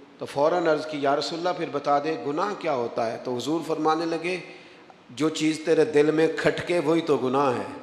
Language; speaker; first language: Urdu; non-native, local second language; Punjabi